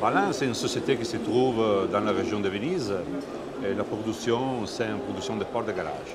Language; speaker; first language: French; non-native, learner; Italian